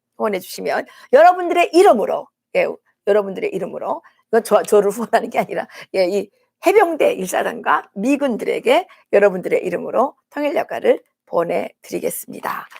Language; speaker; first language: Korean; native; Korean